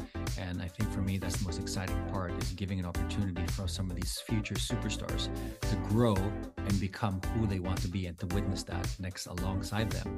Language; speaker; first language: English; non-native, local second language; Filipino